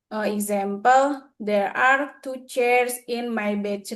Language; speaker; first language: English; non-native, learner; Indonesian